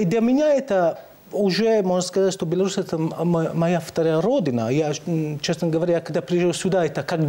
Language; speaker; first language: Russian; non-native, fluent; Italian